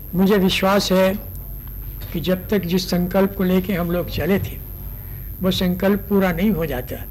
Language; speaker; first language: Hindi; native; Hindi